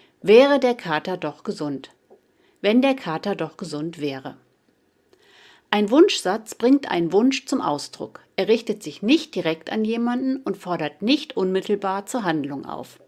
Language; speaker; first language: German; native; German